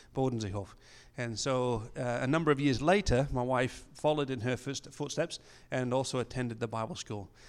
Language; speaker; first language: English; native; English